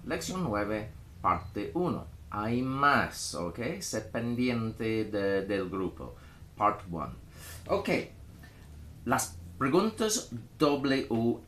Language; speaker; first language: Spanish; non-native, fluent; English